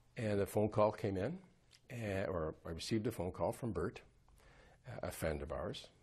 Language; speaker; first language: English; native; English